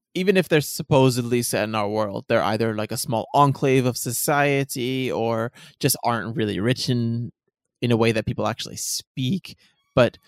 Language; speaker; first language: English; native; English